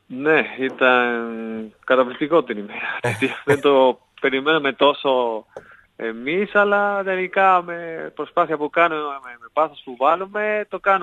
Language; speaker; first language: Greek; non-native, learner; Spanish